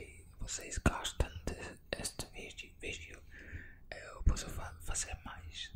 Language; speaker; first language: Portuguese; non-native, learner; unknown